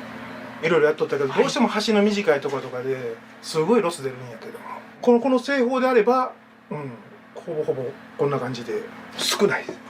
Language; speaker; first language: Japanese; native; Japanese